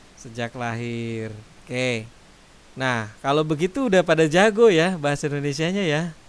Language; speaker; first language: Indonesian; native; Indonesian